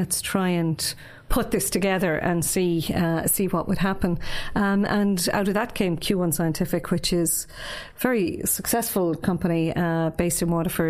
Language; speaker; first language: English; native; English